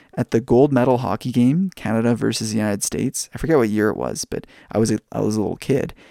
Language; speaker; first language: English; native; English